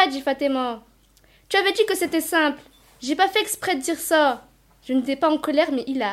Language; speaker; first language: French; early bilingual, other home language; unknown